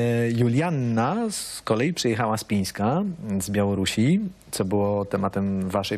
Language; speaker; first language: Polish; native; Polish